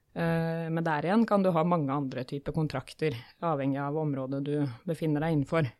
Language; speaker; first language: Norwegian; native; Norwegian